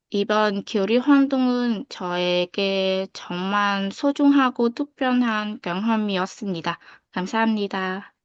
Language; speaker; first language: Korean; non-native, fluent; Vietnamese